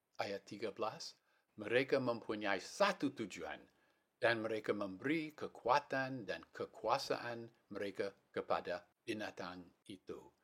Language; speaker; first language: Malay; non-native, fluent; English